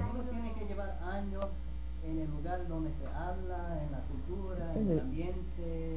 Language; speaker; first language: Spanish; non-native, fluent; English